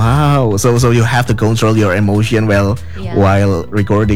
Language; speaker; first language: English; non-native, learner; Indonesian